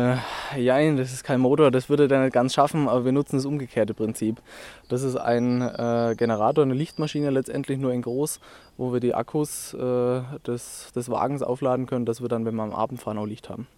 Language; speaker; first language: German; native; German